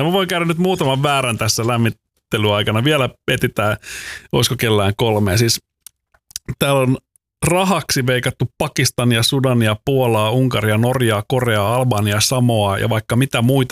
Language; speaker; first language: Finnish; native; Finnish